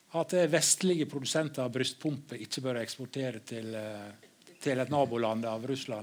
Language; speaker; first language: Norwegian; native; Norwegian